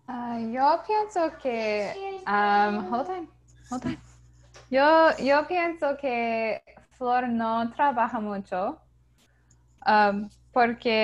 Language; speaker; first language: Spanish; non-native, learner; English